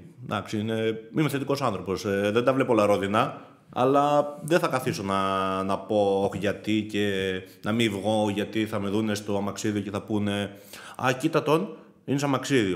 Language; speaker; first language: Greek; native; Greek